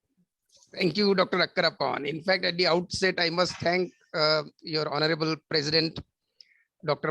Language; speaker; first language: English; non-native, local second language; Marathi